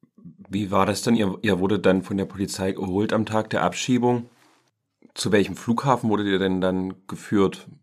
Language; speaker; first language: German; native; German